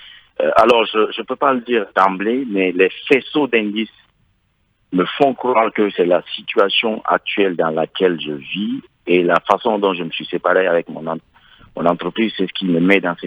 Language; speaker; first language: French; non-native, local second language; Fula